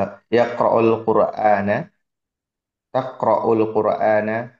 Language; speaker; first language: Arabic; non-native, learner; Indonesian